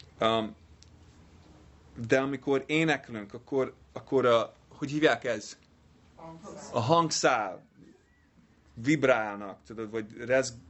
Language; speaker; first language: Hungarian; non-native, learner; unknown